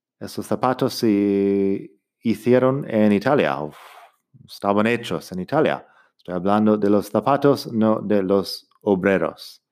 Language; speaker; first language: Spanish; non-native, fluent; English